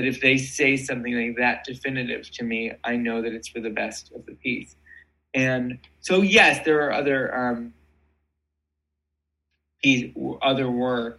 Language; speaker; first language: English; native; English